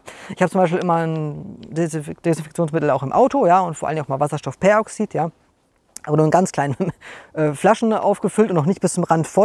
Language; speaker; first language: German; native; German